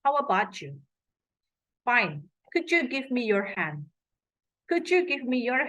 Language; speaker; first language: English; non-native, fluent; Indonesian